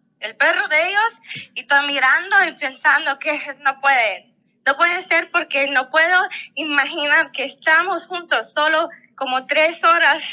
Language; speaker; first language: Spanish; non-native, fluent; Russian